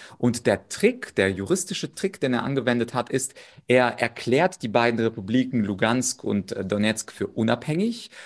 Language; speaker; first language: German; early bilingual, other home language; Russian